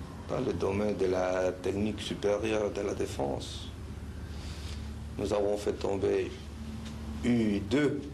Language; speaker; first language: French; non-native, fluent; Spanish